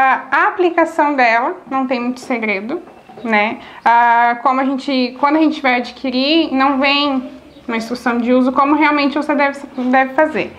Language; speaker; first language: Portuguese; native; Portuguese